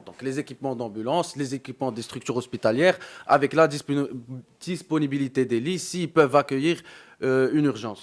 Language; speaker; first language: French; non-native, local second language; Arabic